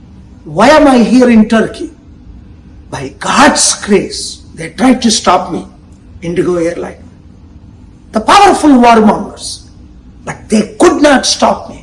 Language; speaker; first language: English; non-native, local second language; Telugu